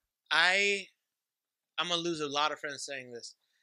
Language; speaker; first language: English; early bilingual, other home language; Spanish